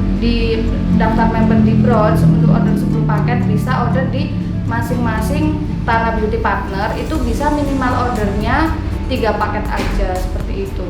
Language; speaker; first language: Indonesian; native; Indonesian